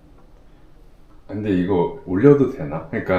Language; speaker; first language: Korean; native; Korean